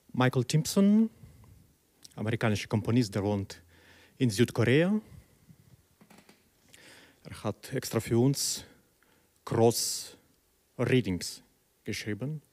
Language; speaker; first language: German; non-native, fluent; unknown